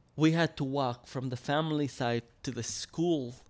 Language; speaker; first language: English; early bilingual, other home language; Arabic